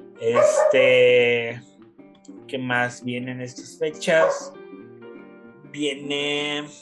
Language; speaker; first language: Spanish; native; Spanish